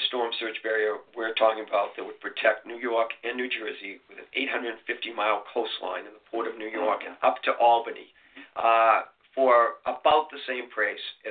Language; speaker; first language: English; native; English